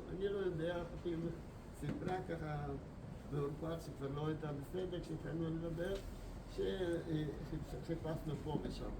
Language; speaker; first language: Hebrew; non-native, fluent; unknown